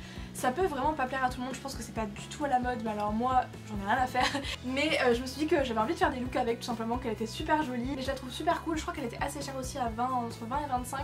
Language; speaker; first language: French; native; French